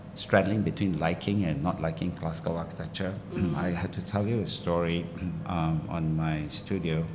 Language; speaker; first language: English; non-native, local second language; Min Nan Chinese